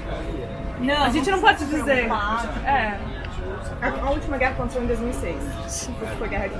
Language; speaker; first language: Portuguese; early bilingual, heritage; Portuguese